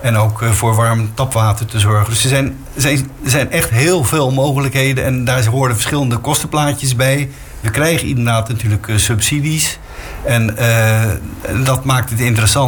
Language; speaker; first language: Dutch; native; Dutch